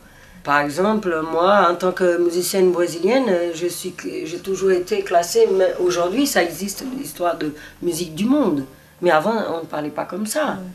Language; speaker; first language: French; non-native, fluent; Portuguese